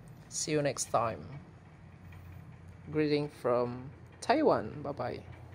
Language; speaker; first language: English; non-native, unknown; Indonesian